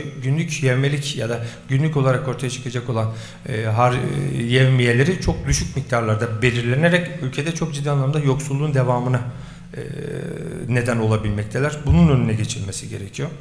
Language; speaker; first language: Turkish; native; Turkish